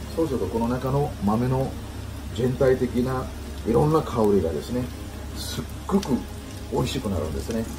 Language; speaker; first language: Japanese; non-native, fluent; Bangla